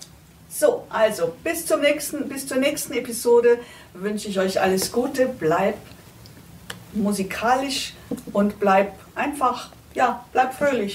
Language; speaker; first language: German; native; German